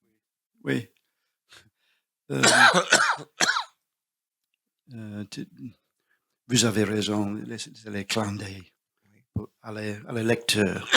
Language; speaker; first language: French; non-native, learner; English